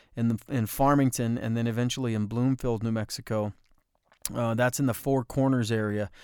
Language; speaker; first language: English; native; English